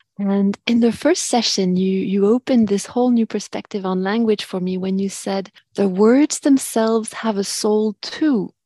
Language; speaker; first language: English; non-native, fluent; French